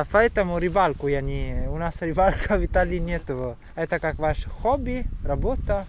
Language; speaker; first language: Russian; non-native, fluent; Italian